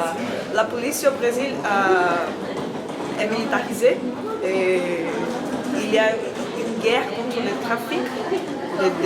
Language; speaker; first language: French; non-native, learner; Portuguese